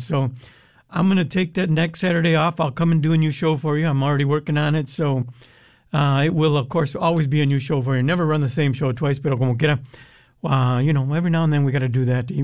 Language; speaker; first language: English; early bilingual, other home language; Spanish